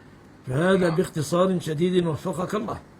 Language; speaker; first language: Arabic; native; Arabic